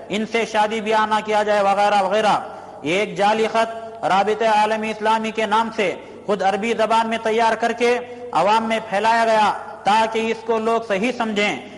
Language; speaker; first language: Urdu; native; Urdu